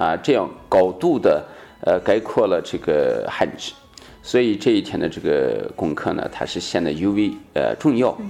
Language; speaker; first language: Chinese; native; Chinese